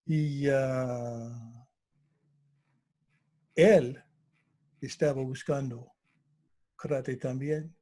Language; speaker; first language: Spanish; non-native, fluent; English